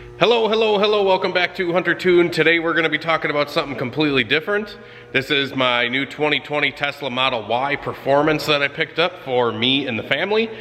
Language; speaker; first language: English; native; English